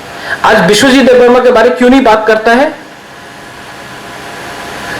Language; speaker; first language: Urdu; non-native, local second language; Kok Borok